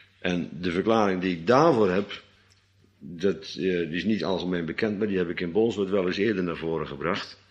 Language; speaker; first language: Dutch; native; Dutch